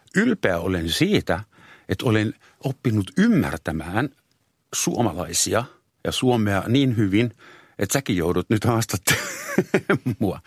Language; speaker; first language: Finnish; non-native, fluent; German